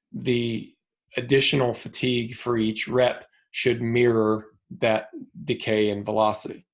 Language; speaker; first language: English; native; English